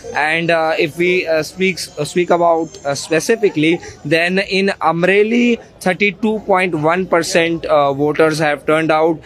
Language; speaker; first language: English; non-native, local second language; Hindi